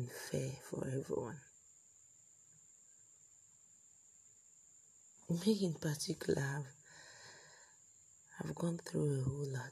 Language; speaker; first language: English; non-native, local second language; Igbo